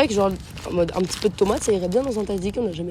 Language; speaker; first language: French; native; French